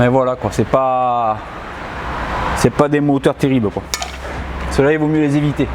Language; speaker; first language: French; native; French